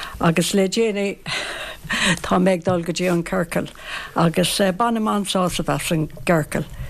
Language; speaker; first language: Irish; non-native, local second language; English